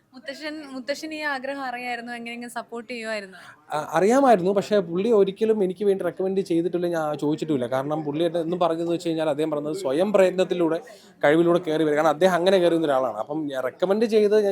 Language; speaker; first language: Malayalam; native; Malayalam